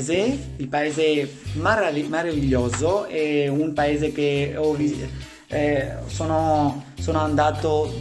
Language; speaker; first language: Italian; non-native, learner; Greek